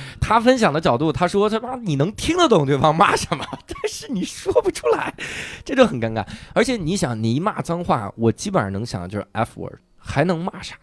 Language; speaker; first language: Chinese; native; Chinese